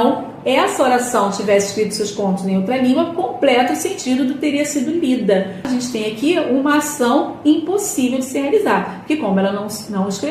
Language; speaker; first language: Portuguese; native; Portuguese